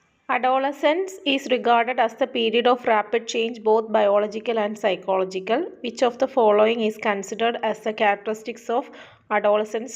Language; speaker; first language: English; non-native, local second language; Malayalam